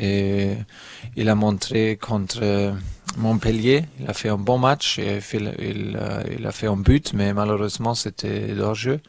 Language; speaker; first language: French; non-native, learner; German